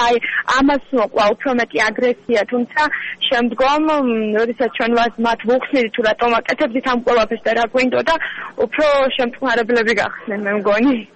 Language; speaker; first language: Georgian; non-native, local second language; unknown